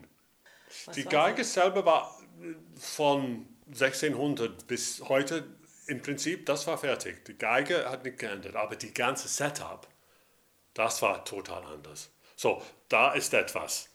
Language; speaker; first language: German; non-native, fluent; English